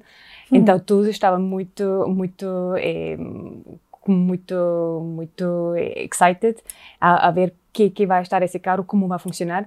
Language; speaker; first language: Portuguese; non-native, fluent; German